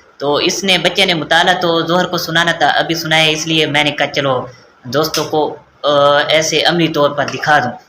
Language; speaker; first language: Urdu; non-native, local second language; Baluchi